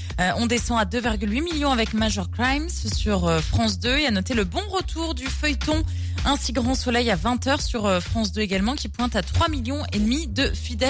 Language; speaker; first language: French; native; French